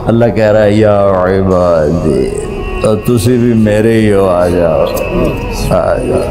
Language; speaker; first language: Urdu; non-native, local second language; Punjabi